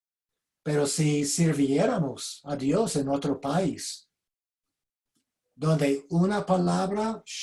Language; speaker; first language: Spanish; non-native, fluent; English